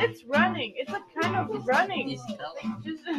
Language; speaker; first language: English; non-native, fluent; Portuguese